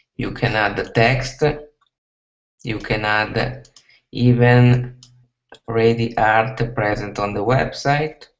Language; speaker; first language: English; non-native, fluent; Italian